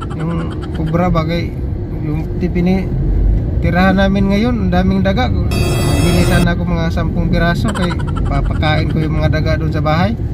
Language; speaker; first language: Filipino; non-native, local second language; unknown